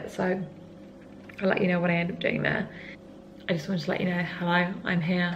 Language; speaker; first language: English; native; English